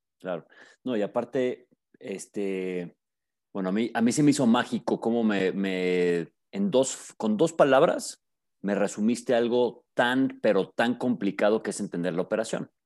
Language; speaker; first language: Spanish; native; Spanish